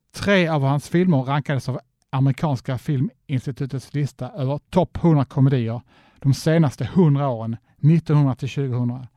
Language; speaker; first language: Swedish; native; Swedish